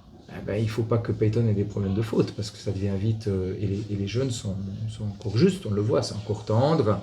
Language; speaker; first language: French; native; French